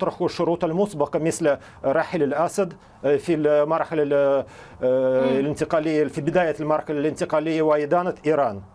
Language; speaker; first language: Arabic; non-native, fluent; Russian